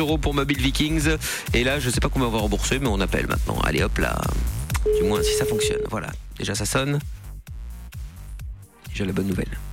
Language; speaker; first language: French; native; French